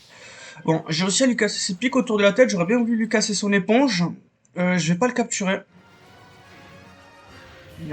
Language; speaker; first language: French; native; French